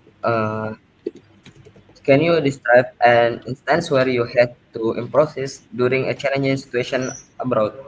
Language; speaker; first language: English; non-native, learner; Indonesian